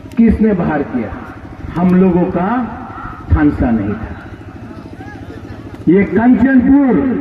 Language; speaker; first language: Hindi; non-native, local second language; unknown